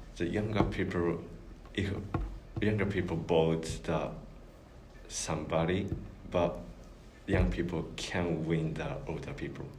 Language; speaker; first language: English; non-native, learner; Japanese